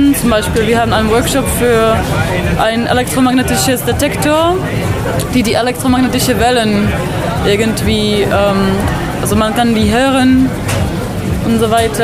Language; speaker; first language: German; non-native, fluent; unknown